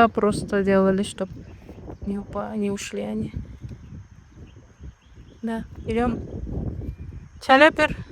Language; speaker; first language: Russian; non-native, local second language; Kazakh